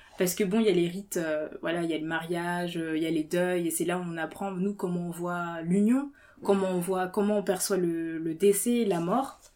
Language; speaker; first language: French; early bilingual, other home language; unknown